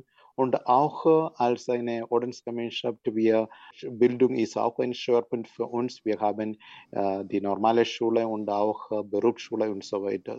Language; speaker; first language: German; non-native, learner; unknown